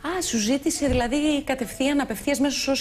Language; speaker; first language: Greek; native; Greek